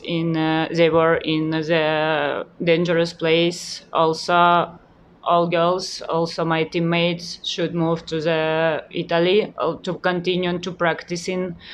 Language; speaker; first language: English; non-native, learner; Ukrainian